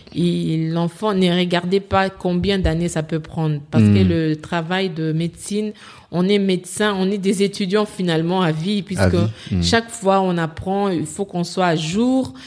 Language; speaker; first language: French; non-native, local second language; Lingala